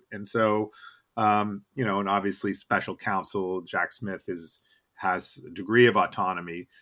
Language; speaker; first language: English; native; English